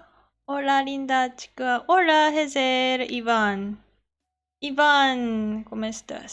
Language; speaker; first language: Spanish; non-native, learner; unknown